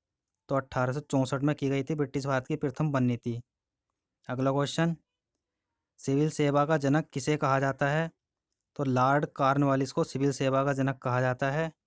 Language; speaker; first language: Hindi; native; Hindi